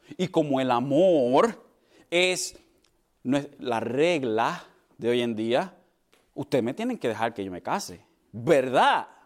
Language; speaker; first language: Spanish; early bilingual, heritage; Spanish